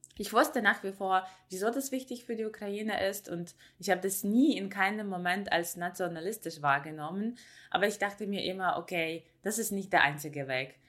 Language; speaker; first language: German; non-native, fluent; Ukrainian